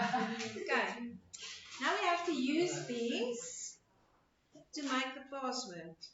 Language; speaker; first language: English; non-native, local second language; Afrikaans